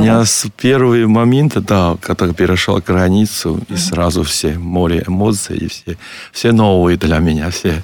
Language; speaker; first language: Russian; non-native, learner; Chinese